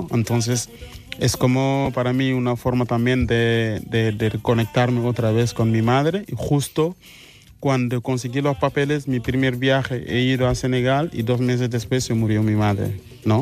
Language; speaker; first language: Spanish; non-native, fluent; Mandingo